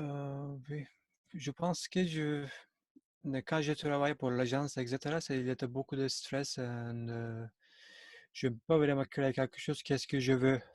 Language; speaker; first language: French; non-native, learner; Turkish